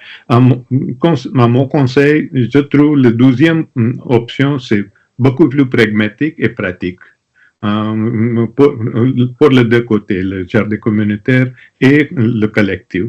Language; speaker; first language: French; non-native, learner; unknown